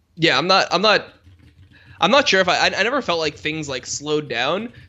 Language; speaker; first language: English; native; English